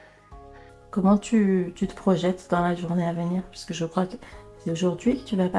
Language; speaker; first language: French; native; French